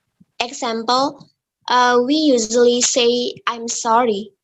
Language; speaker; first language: English; non-native, learner; Indonesian